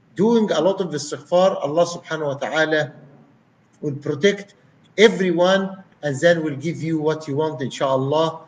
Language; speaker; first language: English; non-native, fluent; Arabic